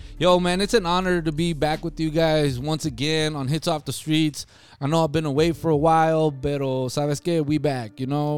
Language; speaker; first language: English; early bilingual, other home language; Spanish